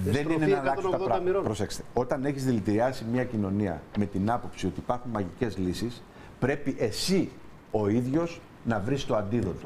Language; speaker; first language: Greek; native; Greek